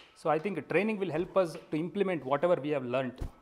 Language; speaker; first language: English; non-native, local second language; Kannada